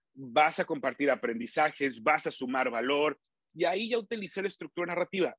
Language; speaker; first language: Spanish; native; Spanish